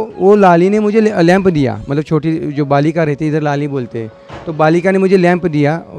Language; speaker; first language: Hindi; non-native, local second language; Marathi